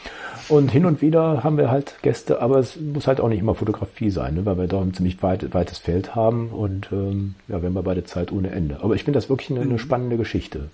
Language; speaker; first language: German; native; German